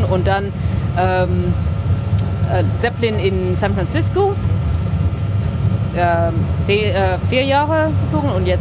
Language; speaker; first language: German; non-native, learner; English